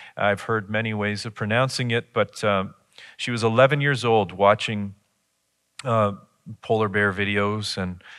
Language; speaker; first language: English; native; English